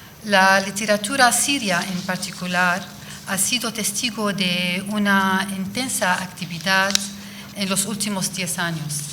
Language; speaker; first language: Spanish; non-native, fluent; Arabic